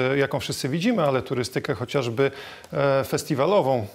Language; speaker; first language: Polish; native; Polish